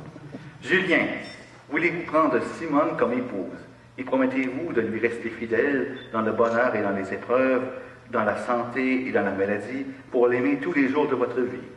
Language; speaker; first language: French; native; French